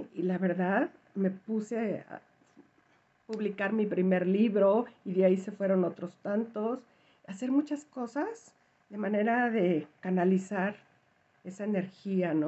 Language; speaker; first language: Spanish; native; Spanish